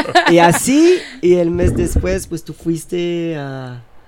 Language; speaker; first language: Spanish; non-native, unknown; French